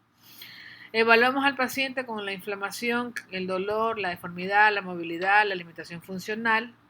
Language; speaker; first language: Spanish; native; Spanish